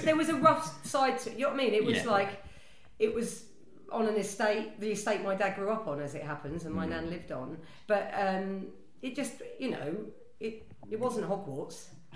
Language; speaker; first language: English; native; English